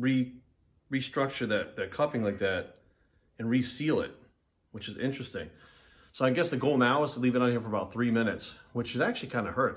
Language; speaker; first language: English; native; English